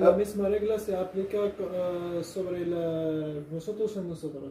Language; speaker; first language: Spanish; non-native, learner; Arabic